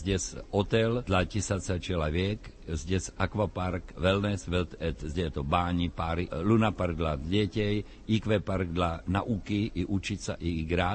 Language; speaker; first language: Russian; non-native, learner; Czech